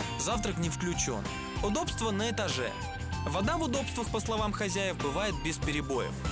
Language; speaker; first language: Russian; native; Russian